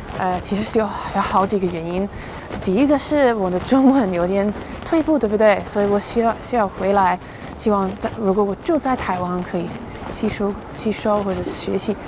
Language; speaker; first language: Chinese; early bilingual, heritage; Chinese